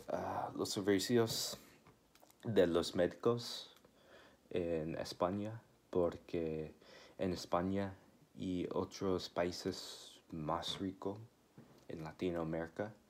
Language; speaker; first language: Spanish; non-native, learner; English